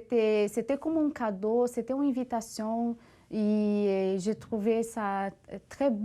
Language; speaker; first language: French; non-native, fluent; Portuguese